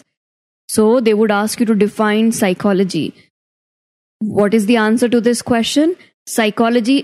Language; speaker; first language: English; non-native, local second language; Hindi